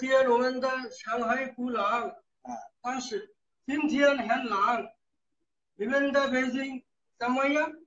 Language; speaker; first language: Chinese; non-native, learner; Bangla